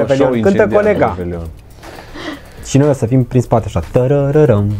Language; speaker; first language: Romanian; native; Romanian